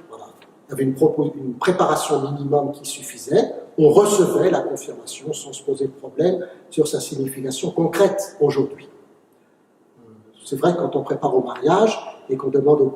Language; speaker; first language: French; native; French